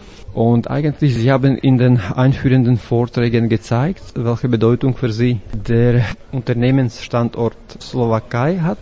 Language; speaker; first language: German; non-native, fluent; Slovak